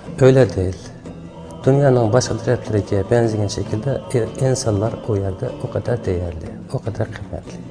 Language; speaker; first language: Turkish; non-native, learner; Uyghur